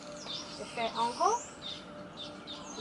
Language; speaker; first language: French; non-native, learner; English